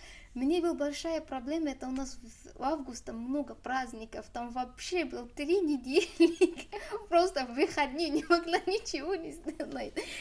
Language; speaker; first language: Russian; non-native, learner; Arabic